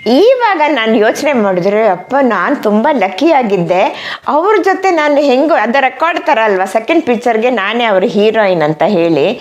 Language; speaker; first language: Kannada; non-native, fluent; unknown